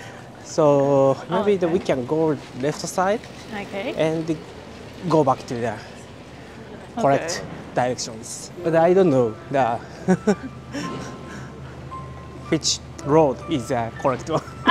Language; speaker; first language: English; non-native, learner; Japanese